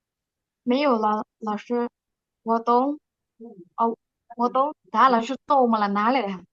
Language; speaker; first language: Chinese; non-native, learner; Burmese